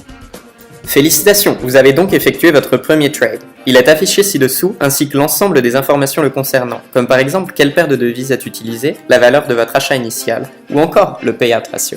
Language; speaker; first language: French; native; French